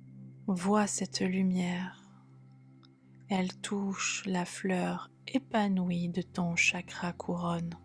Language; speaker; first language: French; native; French